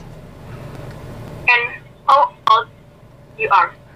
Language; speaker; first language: English; non-native, learner; Indonesian